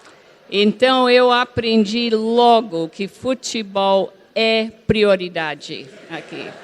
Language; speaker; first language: Portuguese; non-native, fluent; English